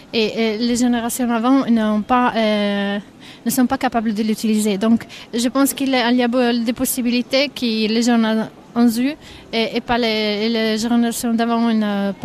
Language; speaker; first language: French; non-native, fluent; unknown